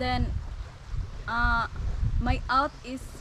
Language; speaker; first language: English; non-native, learner; Filipino